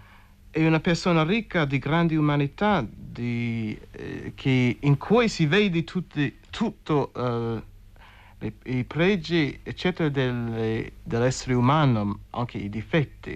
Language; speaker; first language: Italian; non-native, fluent; English